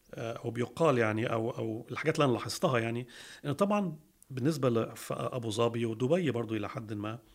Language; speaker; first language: Arabic; early bilingual, heritage; Arabic